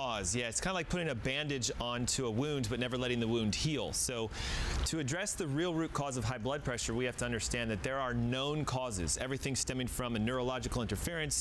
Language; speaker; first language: English; native; English